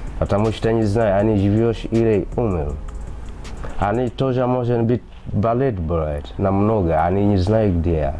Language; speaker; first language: Russian; non-native, learner; Swahili